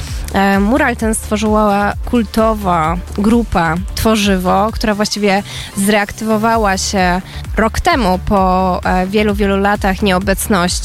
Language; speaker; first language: Polish; native; Polish